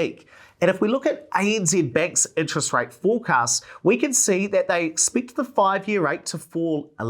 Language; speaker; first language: English; native; English